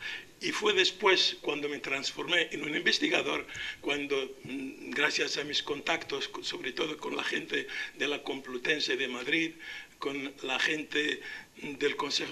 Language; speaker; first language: Spanish; non-native, local second language; Arabic